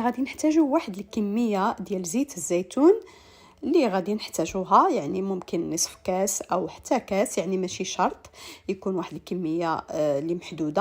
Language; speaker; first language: Arabic; native; Arabic